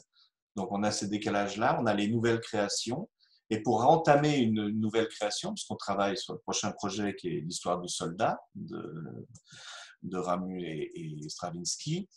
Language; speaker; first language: French; native; French